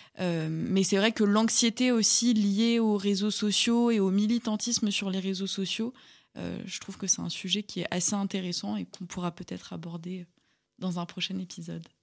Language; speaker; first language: French; native; French